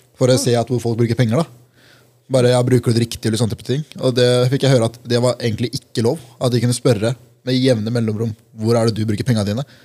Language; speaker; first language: Norwegian; early bilingual, other home language; Punjabi